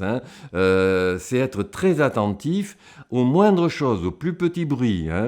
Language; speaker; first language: French; native; French